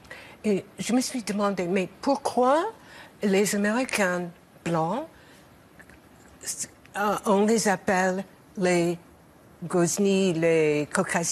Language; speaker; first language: French; non-native, learner; English